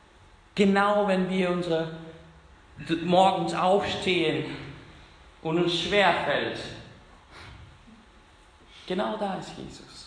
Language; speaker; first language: German; non-native, fluent; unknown